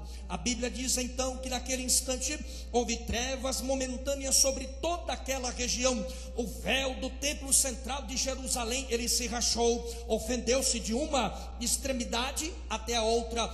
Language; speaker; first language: Portuguese; native; Portuguese